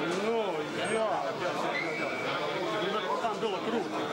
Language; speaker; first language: Russian; non-native, learner; Lithuanian